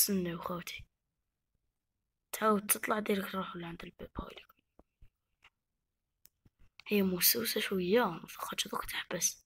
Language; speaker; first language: Arabic; native; Arabic